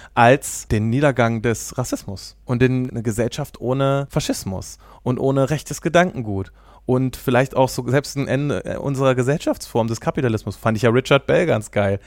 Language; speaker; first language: German; native; German